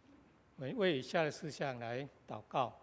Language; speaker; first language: Chinese; native; Chinese